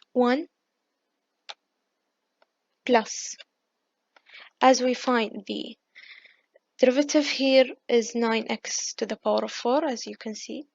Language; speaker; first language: English; non-native, fluent; Arabic